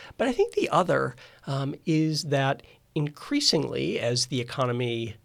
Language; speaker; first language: English; native; English